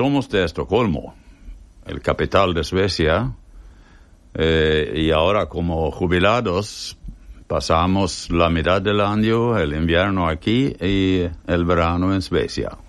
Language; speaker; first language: Spanish; non-native, fluent; Swedish